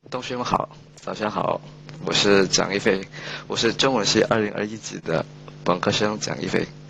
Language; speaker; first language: Chinese; non-native, fluent; Indonesian